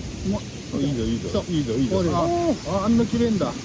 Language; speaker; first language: Japanese; native; Japanese